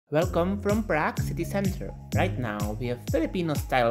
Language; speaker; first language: English; non-native, learner; Czech